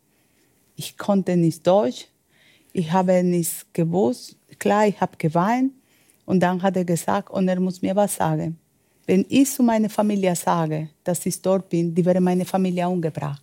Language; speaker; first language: German; non-native, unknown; Spanish